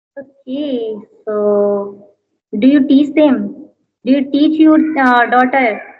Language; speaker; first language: English; non-native, learner; Hindi